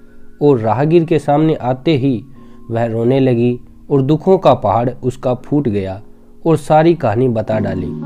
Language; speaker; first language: Hindi; native; Hindi